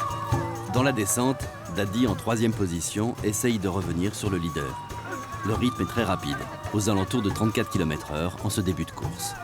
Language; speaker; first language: French; native; French